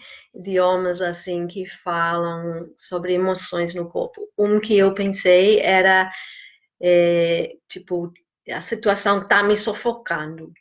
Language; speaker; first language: Portuguese; non-native, fluent; English